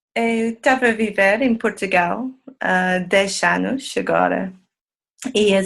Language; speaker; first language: Portuguese; non-native, learner; English